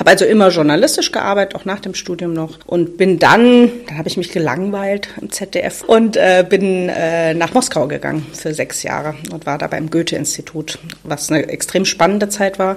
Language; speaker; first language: German; native; German